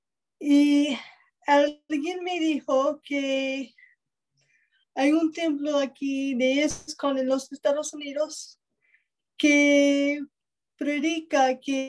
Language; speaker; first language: Spanish; non-native, learner; English